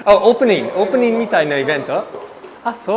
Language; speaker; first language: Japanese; non-native, fluent; English